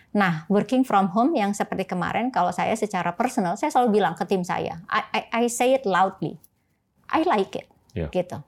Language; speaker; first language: Indonesian; native; Indonesian